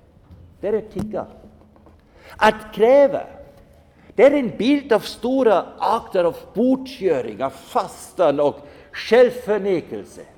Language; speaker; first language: Swedish; non-native, fluent; German